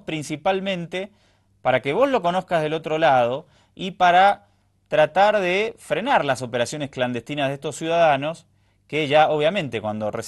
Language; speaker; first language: Spanish; native; Spanish